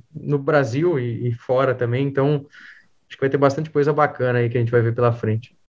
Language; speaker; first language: Portuguese; native; Portuguese